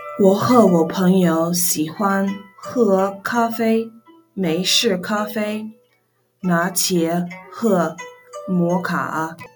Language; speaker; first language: Chinese; non-native, learner; English